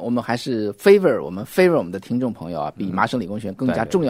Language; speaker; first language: Chinese; native; Chinese